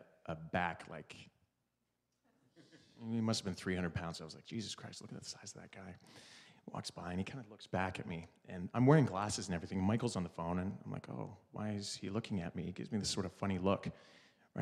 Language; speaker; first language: English; native; English